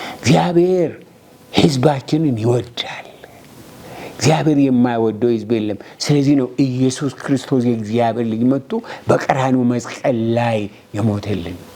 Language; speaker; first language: Amharic; non-native, local second language; Oromo